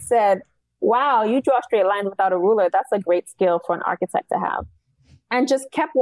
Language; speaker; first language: English; native; English